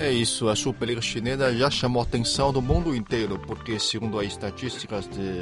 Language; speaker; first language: Portuguese; non-native, fluent; Chinese